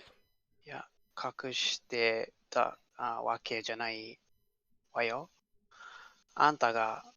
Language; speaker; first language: Japanese; non-native, learner; English